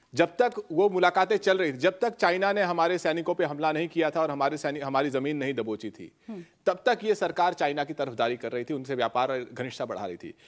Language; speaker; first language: Hindi; native; Hindi